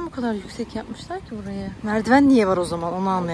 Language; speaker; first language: Turkish; native; Turkish